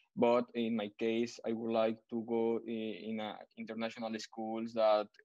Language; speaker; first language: English; non-native, fluent; Spanish